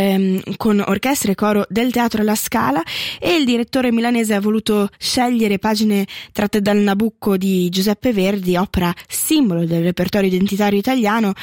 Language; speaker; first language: Italian; native; Italian